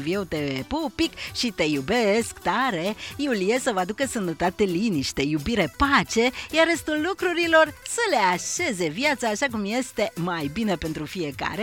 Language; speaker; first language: Romanian; native; Romanian